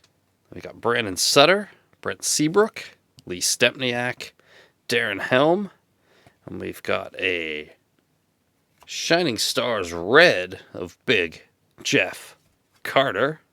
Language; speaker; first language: English; native; English